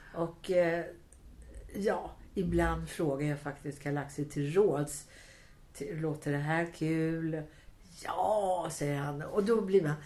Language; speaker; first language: Swedish; native; Swedish